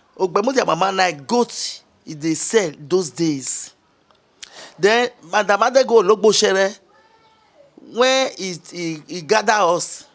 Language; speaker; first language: Nigerian Pidgin; non-native, local second language; Bini